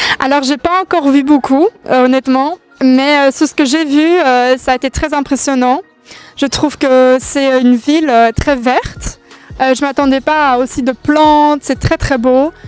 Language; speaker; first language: French; early bilingual, other home language; German